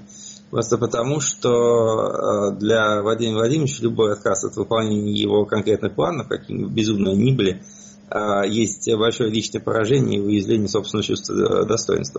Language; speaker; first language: Russian; native; Russian